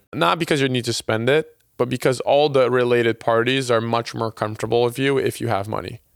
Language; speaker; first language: English; non-native, fluent; Portuguese